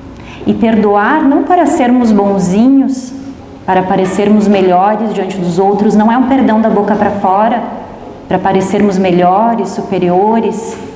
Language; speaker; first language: Portuguese; native; Portuguese